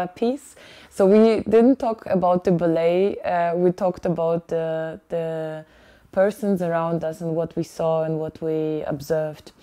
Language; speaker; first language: English; early bilingual, other home language; Ukrainian